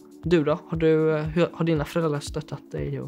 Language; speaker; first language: Swedish; early bilingual, other home language; Chinese